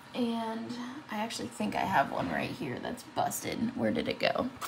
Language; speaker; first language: English; native; English